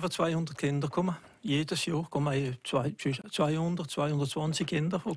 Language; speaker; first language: German; non-native, local second language; French